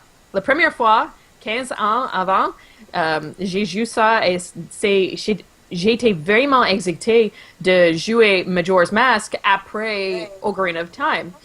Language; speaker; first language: French; non-native, local second language; English